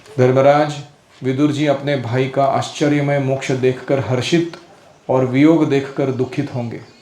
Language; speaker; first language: Hindi; non-native, local second language; Marathi